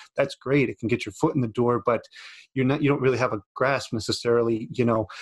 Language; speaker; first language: English; native; English